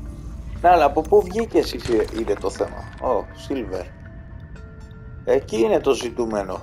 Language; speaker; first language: Greek; native; Greek